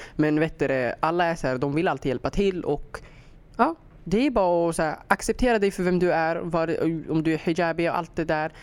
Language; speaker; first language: Swedish; early bilingual, other home language; Somali